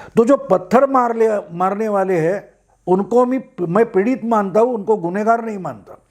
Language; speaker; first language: Hindi; non-native, local second language; Marathi